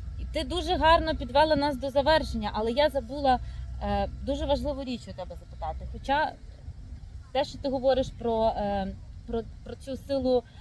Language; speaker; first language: Ukrainian; native; Ukrainian